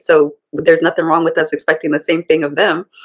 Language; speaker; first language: English; native; English